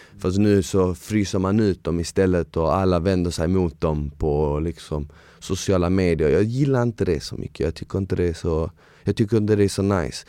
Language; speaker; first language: Swedish; early bilingual, other home language; Bosnian